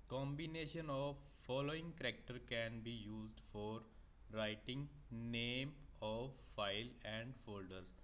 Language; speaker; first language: English; non-native, local second language; Punjabi